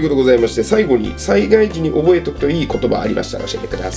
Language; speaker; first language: Japanese; native; Japanese